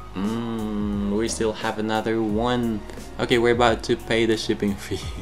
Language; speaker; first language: English; non-native, local second language; Pampanga